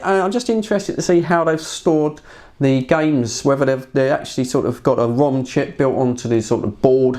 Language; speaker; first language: English; native; English